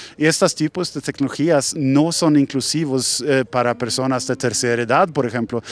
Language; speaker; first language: Spanish; non-native, fluent; Swedish